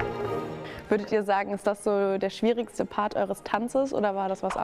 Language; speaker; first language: German; native; German